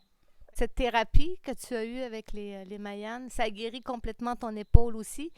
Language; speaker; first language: French; native; French